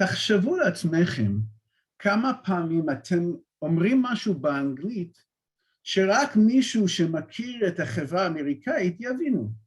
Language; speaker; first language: Hebrew; non-native, fluent; English